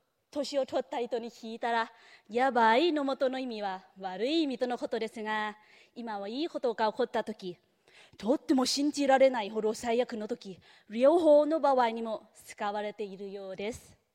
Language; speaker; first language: Japanese; non-native, fluent; Thai